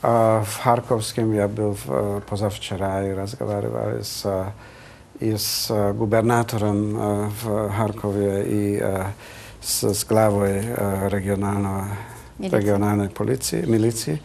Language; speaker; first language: Russian; non-native, fluent; Hungarian